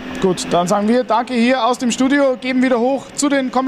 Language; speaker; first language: German; native; German